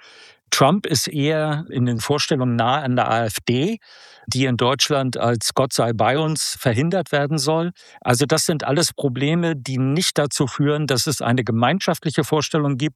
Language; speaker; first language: German; native; German